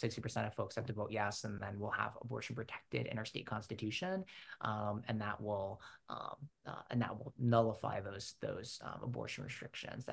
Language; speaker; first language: English; native; English